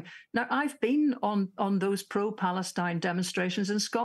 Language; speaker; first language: English; native; English